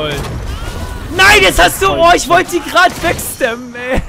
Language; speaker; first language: German; native; German